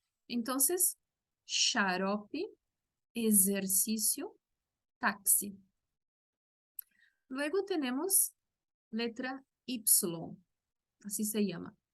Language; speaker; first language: Spanish; non-native, local second language; Portuguese